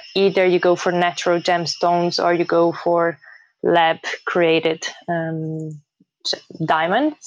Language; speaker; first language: English; early bilingual, heritage; Portuguese